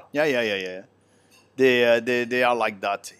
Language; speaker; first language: English; non-native, learner; Italian